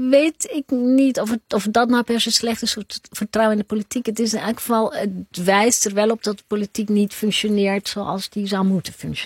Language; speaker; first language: Dutch; native; Dutch